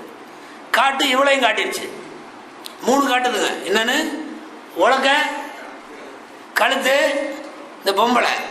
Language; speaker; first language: Tamil; native; Tamil